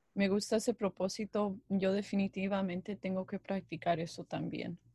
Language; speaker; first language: Spanish; early bilingual, other home language; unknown